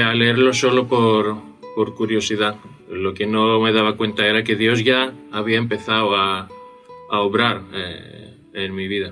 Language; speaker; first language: Spanish; non-native, fluent; Greek